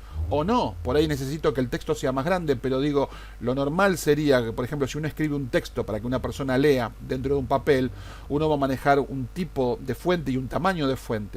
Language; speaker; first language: Spanish; native; Spanish